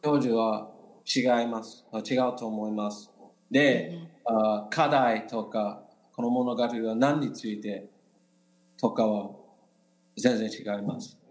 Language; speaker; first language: Japanese; non-native, learner; English